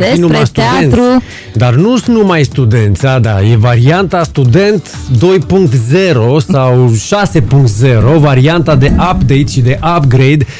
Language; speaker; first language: Romanian; native; Romanian